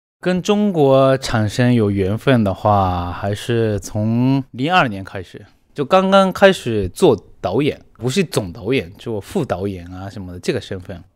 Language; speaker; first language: Chinese; non-native, fluent; Japanese